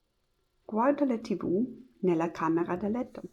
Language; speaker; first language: Italian; non-native, learner; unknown